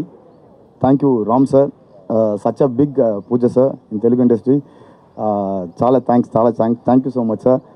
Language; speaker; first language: Telugu; non-native, learner; Tamil